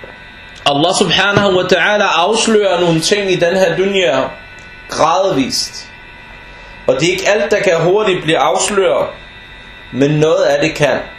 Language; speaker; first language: Danish; non-native, fluent; Arabic